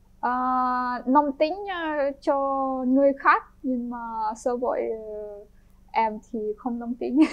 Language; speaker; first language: Vietnamese; non-native, fluent; Ukrainian